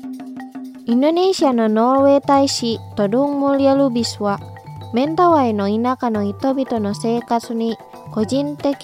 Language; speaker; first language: Japanese; non-native, fluent; Indonesian